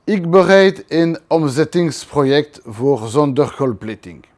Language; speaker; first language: Dutch; non-native, local second language; French